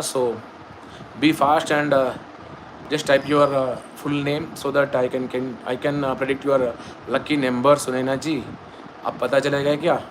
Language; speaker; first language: Hindi; non-native, local second language; Telugu